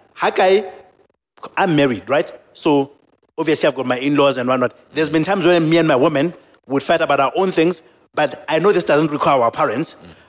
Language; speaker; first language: English; non-native, local second language; Southern Sotho